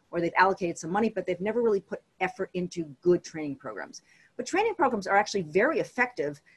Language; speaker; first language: English; native; English